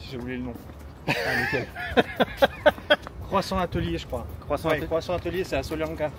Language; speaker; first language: French; native; French